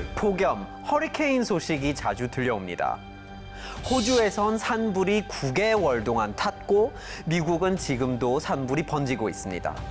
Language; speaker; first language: Korean; non-native, fluent; English